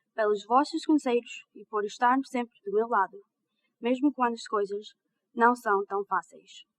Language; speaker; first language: Portuguese; early bilingual, other home language; English